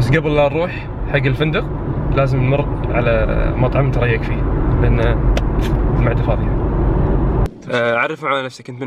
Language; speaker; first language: Arabic; native; Arabic